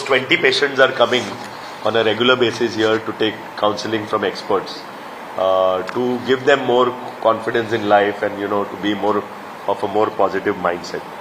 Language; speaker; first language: English; non-native, local second language; Konkani